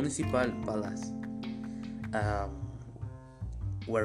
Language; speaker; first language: English; non-native, learner; Spanish